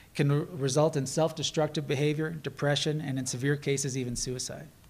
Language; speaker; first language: English; native; English